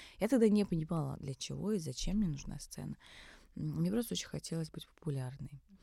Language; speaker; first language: Russian; early bilingual, other home language; Tajik